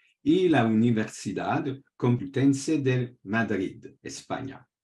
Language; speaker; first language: Spanish; non-native, fluent; French